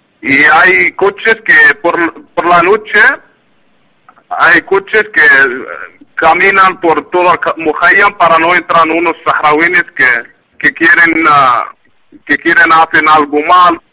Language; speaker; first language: Spanish; non-native, learner; Arabic